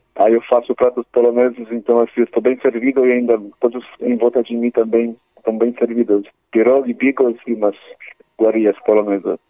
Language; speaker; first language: Portuguese; non-native, fluent; Polish